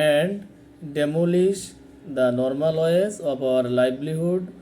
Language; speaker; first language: English; non-native, local second language; Bangla